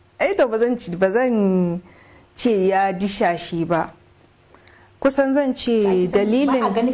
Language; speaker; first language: Hausa; native; Hausa